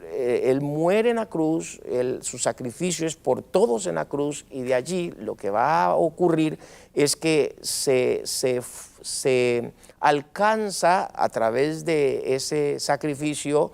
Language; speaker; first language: Spanish; native; Spanish